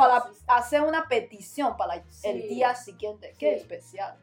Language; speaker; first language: Spanish; non-native, learner; Chinese